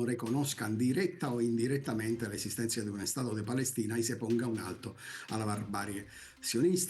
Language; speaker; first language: Spanish; non-native, fluent; Italian